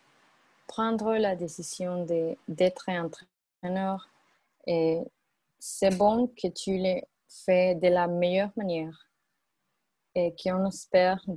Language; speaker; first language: French; non-native, learner; Spanish